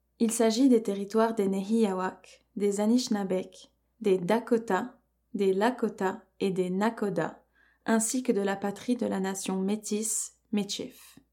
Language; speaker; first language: French; native; French